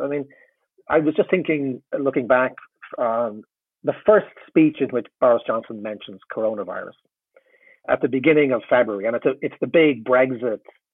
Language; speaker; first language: English; native; English